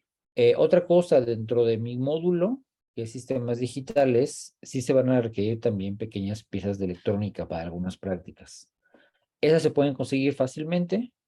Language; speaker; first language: Spanish; native; Spanish